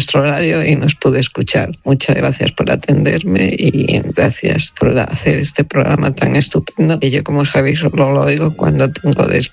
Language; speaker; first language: Spanish; native; Spanish